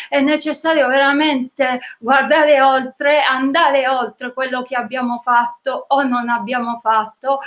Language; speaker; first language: Italian; native; Italian